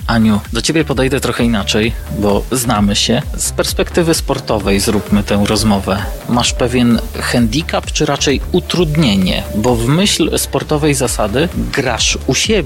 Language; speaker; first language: Polish; native; Polish